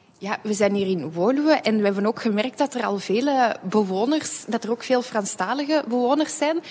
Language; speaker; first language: Dutch; native; Dutch